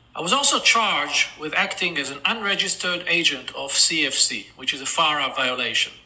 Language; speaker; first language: English; non-native, fluent; Hebrew